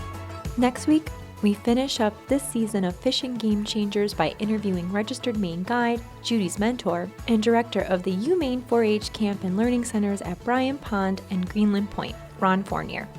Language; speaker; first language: English; native; English